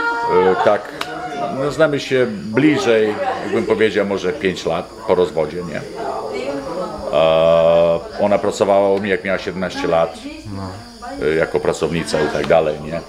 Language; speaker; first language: Polish; early bilingual, heritage; Polish